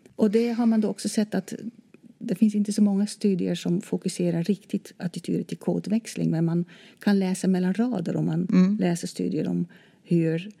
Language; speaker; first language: Swedish; non-native, fluent; Dutch